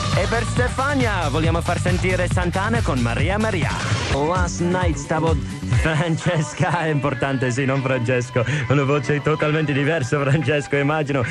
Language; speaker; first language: Italian; non-native, fluent; English